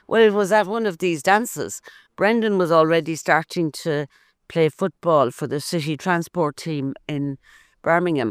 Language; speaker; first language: English; native; English